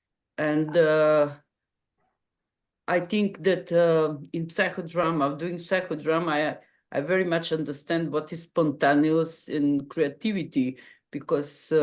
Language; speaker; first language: English; non-native, fluent; Macedonian